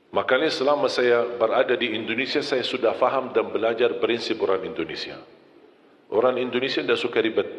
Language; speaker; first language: Malay; non-native, fluent; Arabic